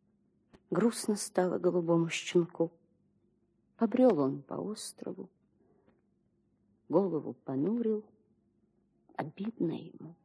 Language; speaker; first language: Russian; native; Russian